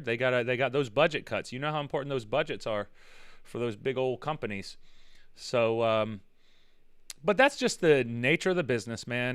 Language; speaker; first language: English; native; English